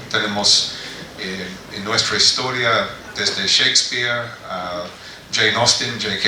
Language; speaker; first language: Spanish; non-native, fluent; English